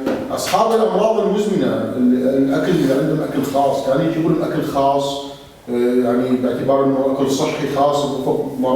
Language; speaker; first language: Arabic; native; Arabic